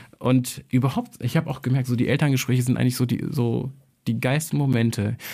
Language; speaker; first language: German; early bilingual, other home language; Albanian